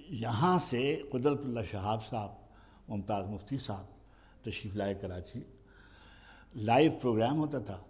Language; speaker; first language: Urdu; native; Urdu